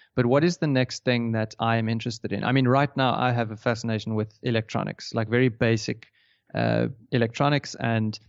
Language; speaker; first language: English; native; English